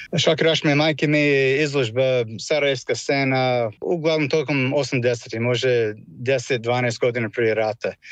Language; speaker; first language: Croatian; non-native, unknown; English